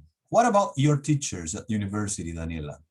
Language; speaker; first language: English; non-native, fluent; Spanish